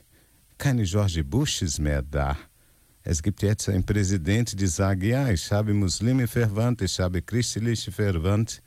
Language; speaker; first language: German; non-native, learner; Portuguese